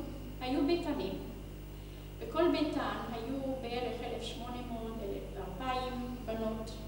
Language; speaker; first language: Hebrew; non-native, fluent; Hungarian